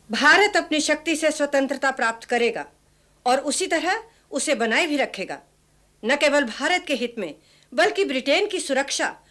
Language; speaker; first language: Hindi; native; Hindi